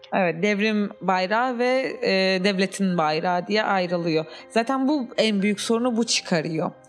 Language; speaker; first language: Turkish; native; Turkish